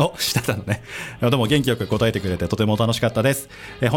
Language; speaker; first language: Japanese; native; Japanese